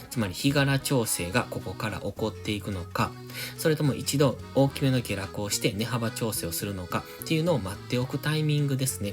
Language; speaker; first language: Japanese; native; Japanese